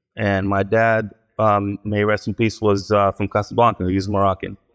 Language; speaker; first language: English; early bilingual, heritage; Hebrew